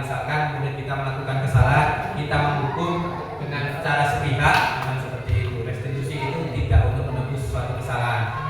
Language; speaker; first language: Indonesian; native; Indonesian